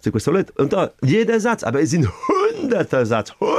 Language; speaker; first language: German; non-native, fluent; French